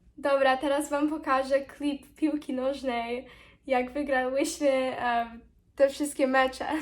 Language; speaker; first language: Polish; early bilingual, heritage; Polish